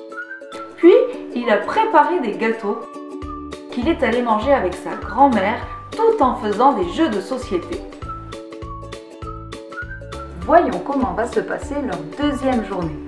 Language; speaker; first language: French; native; French